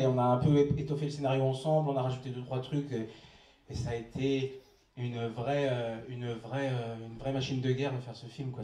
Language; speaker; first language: French; native; French